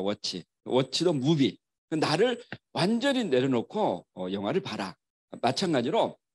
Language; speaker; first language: Korean; native; Korean